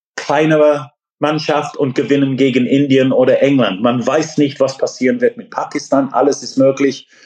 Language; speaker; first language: German; non-native, fluent; English